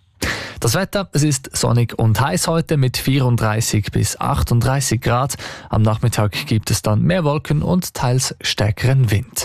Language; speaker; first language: German; native; German